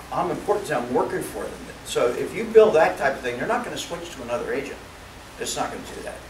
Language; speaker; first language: English; native; English